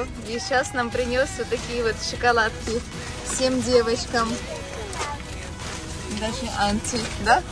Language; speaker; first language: Russian; native; Russian